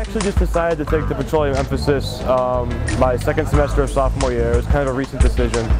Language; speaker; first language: English; native; English